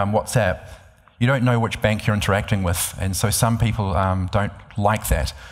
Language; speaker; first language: English; native; English